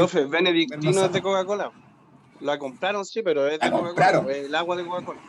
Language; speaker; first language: Spanish; native; Spanish